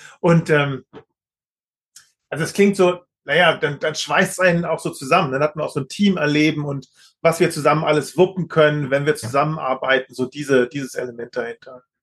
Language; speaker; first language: German; native; German